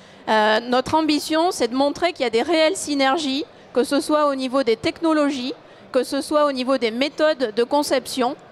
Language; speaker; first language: French; native; French